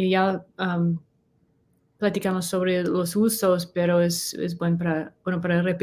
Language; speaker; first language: Spanish; non-native, learner; English